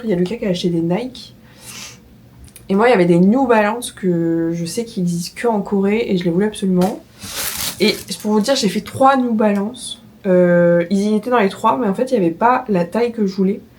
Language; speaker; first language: French; native; French